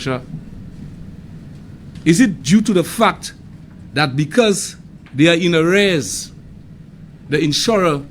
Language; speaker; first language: English; non-native, local second language; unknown